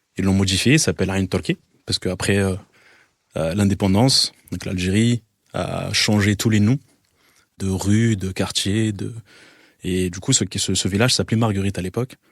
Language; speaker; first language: French; non-native, local second language; Arabic